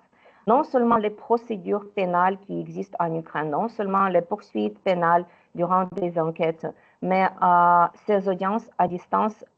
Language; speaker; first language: French; non-native, fluent; Ukrainian